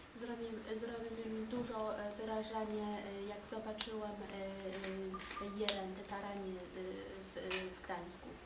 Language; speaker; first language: Polish; non-native, learner; Chinese